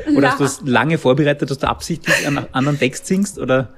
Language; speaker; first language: German; native; German